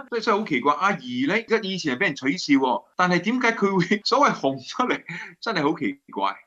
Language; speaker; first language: Cantonese; native; Cantonese